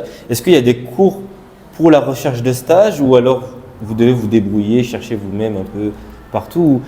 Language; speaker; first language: French; non-native, local second language; Malagasy